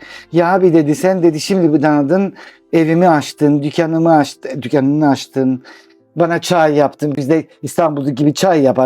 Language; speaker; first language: Turkish; non-native, local second language; Greek